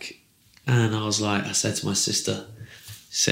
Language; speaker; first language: English; native; English